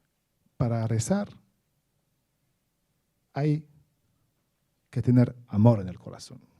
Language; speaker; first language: Spanish; non-native, fluent; Arabic